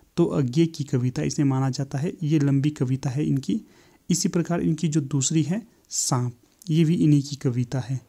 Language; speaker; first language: Hindi; native; Hindi